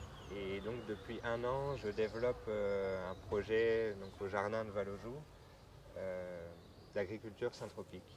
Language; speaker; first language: French; native; French